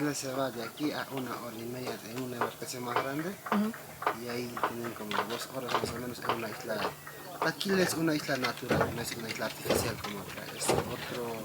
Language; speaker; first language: Spanish; non-native, local second language; Aymara